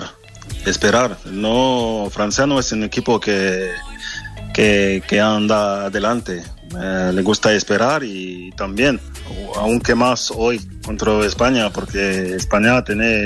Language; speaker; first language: Spanish; non-native, fluent; French